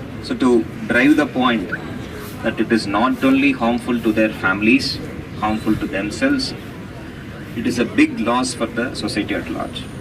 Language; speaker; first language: English; non-native, local second language; Telugu